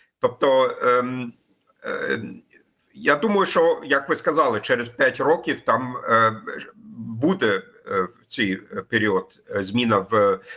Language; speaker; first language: Ukrainian; non-native, fluent; German